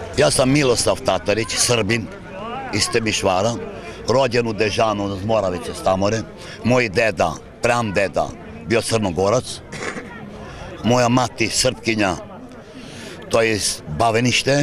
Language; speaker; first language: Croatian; early bilingual, heritage; Serbian